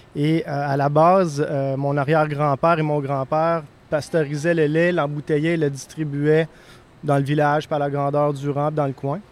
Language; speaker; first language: French; native; French